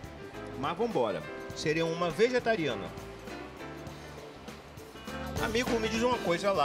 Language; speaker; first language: Portuguese; native; Portuguese